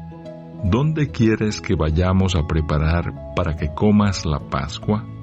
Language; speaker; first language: Spanish; native; Spanish